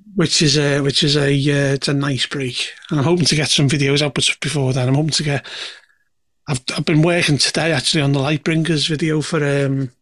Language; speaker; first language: English; native; English